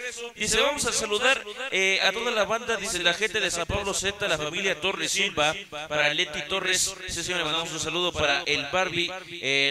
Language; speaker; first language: Spanish; native; Spanish